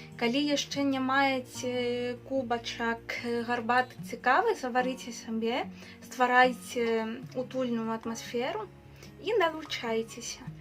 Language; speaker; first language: Belarusian; non-native, fluent; Spanish